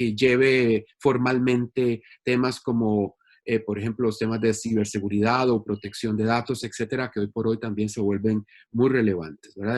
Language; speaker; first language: Spanish; native; Spanish